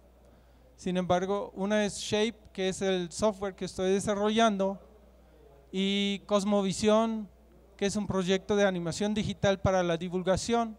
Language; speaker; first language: Spanish; non-native, fluent; German